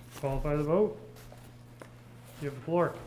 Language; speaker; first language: English; native; English